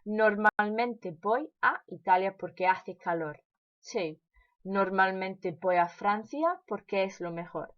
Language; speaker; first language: Spanish; non-native, fluent; English